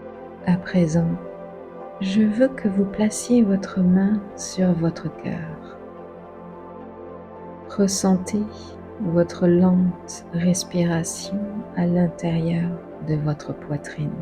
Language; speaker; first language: French; native; French